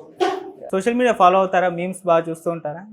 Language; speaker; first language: Telugu; native; Telugu